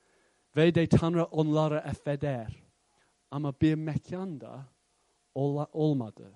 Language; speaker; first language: Turkish; non-native, fluent; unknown